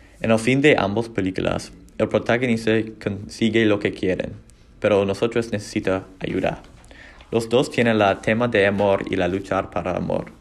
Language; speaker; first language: Spanish; non-native, learner; English